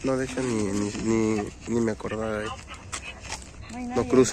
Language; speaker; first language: Spanish; native; Spanish